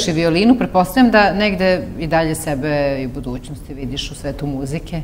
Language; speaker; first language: Serbian; native; Serbian